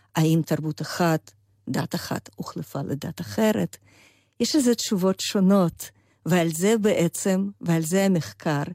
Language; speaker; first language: Hebrew; non-native, fluent; Russian